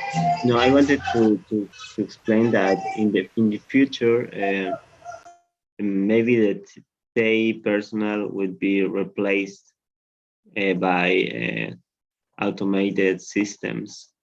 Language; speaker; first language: English; non-native, learner; Spanish